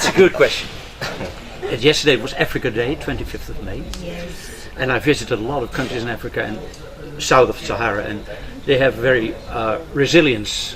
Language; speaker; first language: English; non-native, fluent; Dutch